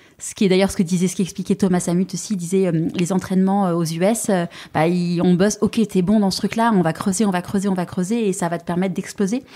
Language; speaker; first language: French; native; French